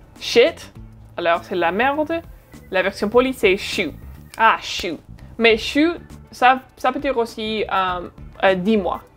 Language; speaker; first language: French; non-native, fluent; English